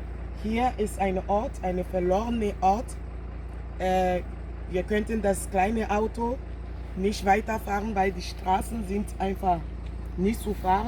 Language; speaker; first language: German; non-native, fluent; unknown